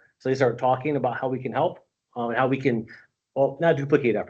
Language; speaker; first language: English; native; English